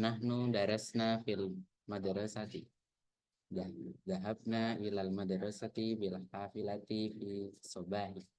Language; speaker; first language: Arabic; non-native, learner; Indonesian